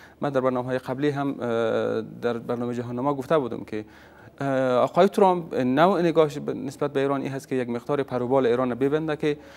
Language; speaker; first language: Persian; native; Persian